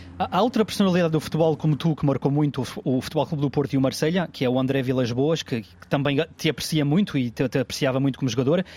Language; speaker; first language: Portuguese; early bilingual, heritage; Portuguese